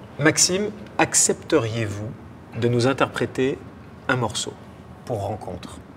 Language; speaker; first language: French; native; French